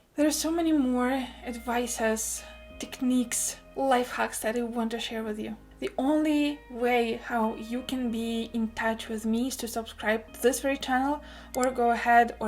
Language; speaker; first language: English; non-native, fluent; Russian